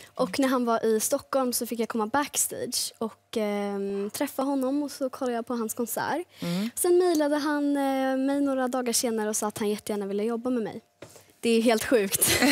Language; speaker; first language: Swedish; native; Swedish